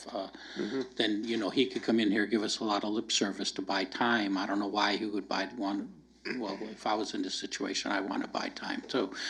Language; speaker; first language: English; native; English